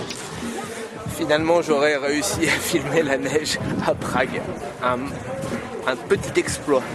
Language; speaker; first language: French; native; French